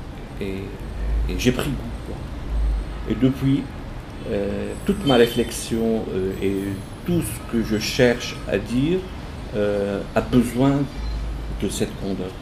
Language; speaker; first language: French; non-native, local second language; Arabic